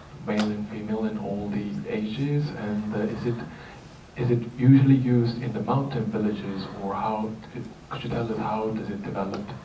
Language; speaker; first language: English; non-native, fluent; Korean